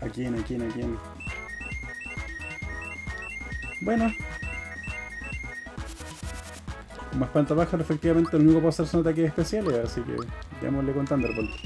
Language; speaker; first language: Spanish; native; Spanish